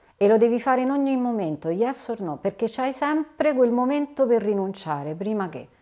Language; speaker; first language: Italian; native; Italian